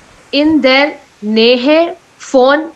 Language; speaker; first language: German; non-native, learner; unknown